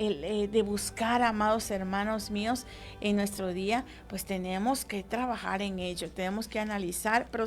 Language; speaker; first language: Spanish; native; Spanish